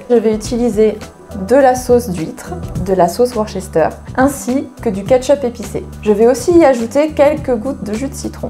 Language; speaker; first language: French; native; French